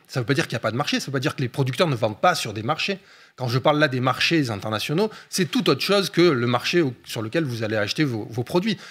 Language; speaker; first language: French; native; French